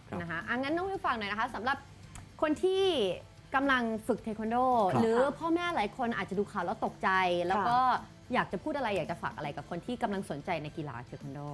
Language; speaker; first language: Thai; native; Thai